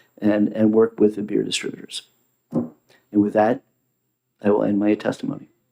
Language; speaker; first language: English; native; English